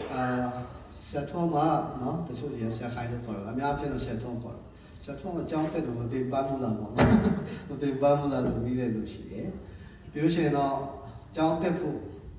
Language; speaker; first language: Burmese; non-native, local second language; Tedim Chin